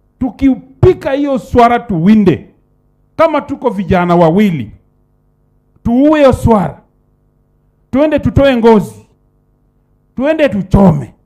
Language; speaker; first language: Swahili; non-native, local second language; Luyia